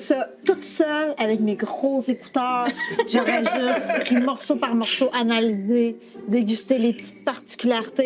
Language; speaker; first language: French; native; French